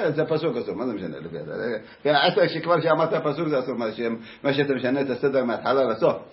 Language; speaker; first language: Hebrew; native; Hebrew